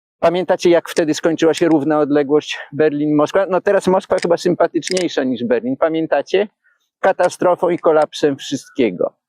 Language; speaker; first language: Polish; native; Polish